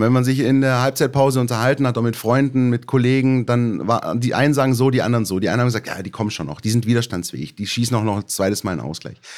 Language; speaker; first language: German; native; German